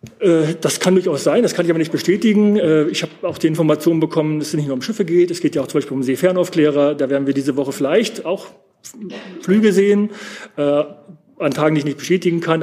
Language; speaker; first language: German; native; German